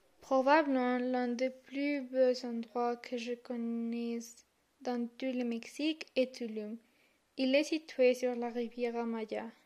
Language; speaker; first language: French; non-native, learner; Spanish